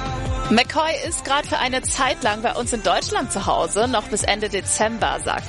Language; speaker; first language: German; native; German